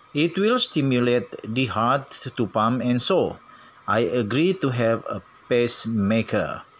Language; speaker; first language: English; non-native, local second language; Malay